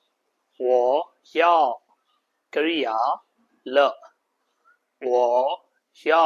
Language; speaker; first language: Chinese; non-native, fluent; Burmese